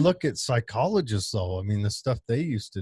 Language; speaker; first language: English; native; English